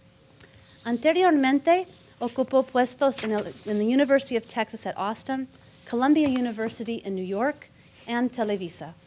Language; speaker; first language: Spanish; non-native, fluent; English